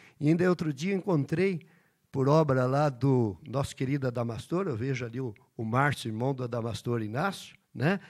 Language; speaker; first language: Portuguese; early bilingual, other home language; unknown